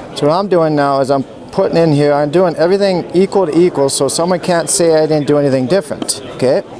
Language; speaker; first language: English; native; English